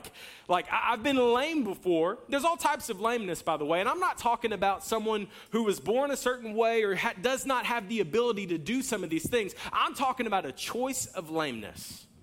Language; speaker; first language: English; native; English